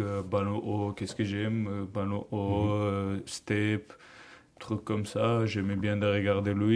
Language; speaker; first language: French; non-native, learner; Georgian